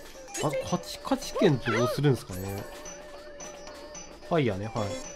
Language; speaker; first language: Japanese; native; Japanese